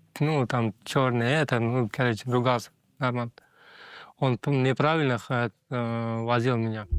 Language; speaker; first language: Russian; non-native, fluent; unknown